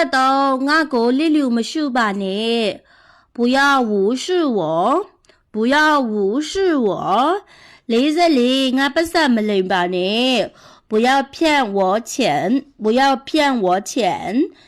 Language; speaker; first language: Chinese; non-native, fluent; Burmese